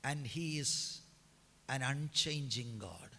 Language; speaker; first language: English; non-native, local second language; Malayalam